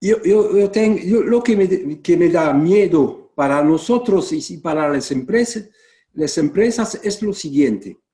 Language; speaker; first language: Spanish; non-native, fluent; French